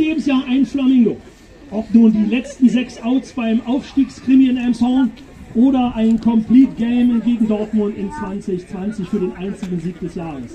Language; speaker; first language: German; native; German